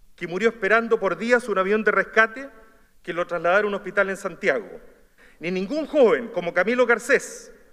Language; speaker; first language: Spanish; native; Spanish